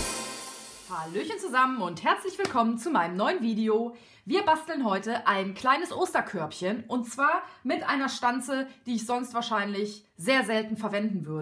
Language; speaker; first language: German; native; German